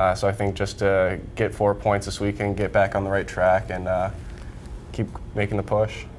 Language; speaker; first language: English; native; English